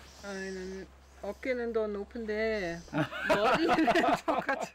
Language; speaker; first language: Korean; non-native, fluent; German